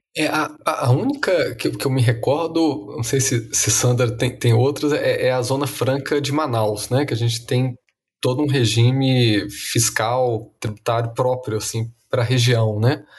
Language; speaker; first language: Portuguese; native; Portuguese